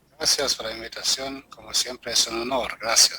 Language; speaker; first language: Spanish; non-native, fluent; German